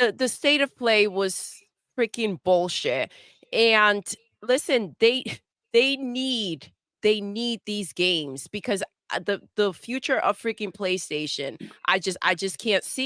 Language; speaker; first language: English; native; English